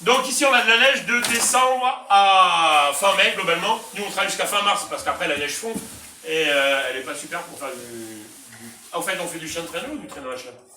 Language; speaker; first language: French; native; French